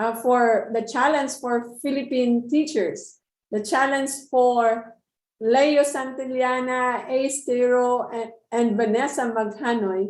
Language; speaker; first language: English; non-native, local second language; Filipino